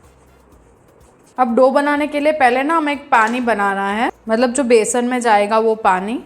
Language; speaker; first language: Hindi; non-native, local second language; Gujarati